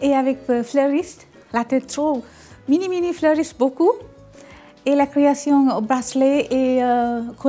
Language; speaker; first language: French; non-native, learner; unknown